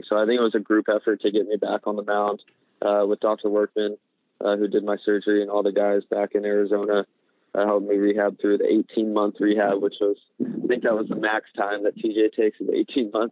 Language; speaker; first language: English; native; English